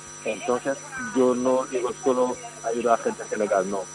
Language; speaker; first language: Spanish; non-native, fluent; Wolof